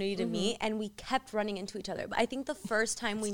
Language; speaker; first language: English; early bilingual, other home language; Spanish